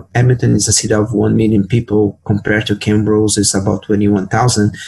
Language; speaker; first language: English; non-native, fluent; Portuguese